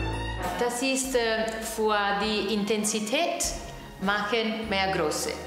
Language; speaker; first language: German; non-native, learner; Italian